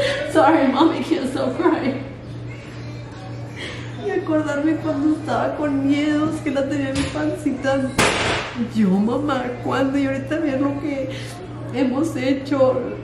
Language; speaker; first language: Spanish; native; Spanish